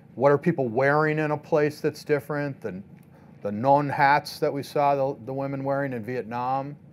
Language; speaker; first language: English; native; English